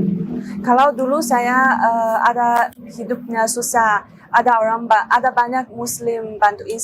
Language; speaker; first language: Indonesian; non-native, learner; Chinese